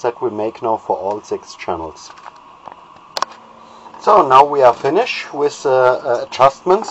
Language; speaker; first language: English; non-native, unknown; German